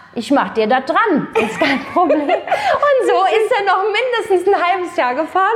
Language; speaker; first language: German; non-native, fluent; Latvian